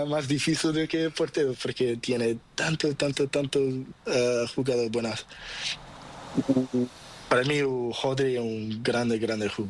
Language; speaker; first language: Spanish; non-native, learner; Portuguese